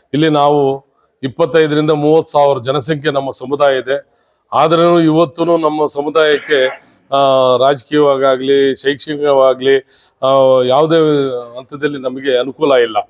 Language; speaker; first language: Kannada; non-native, local second language; Telugu